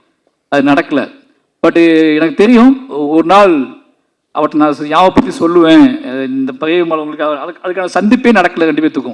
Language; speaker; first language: Tamil; native; Tamil